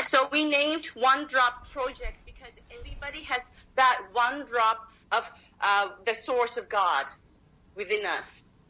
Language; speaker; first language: English; non-native, fluent; Japanese